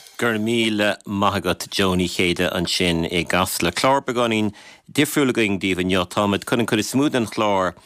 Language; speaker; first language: Irish; native; Irish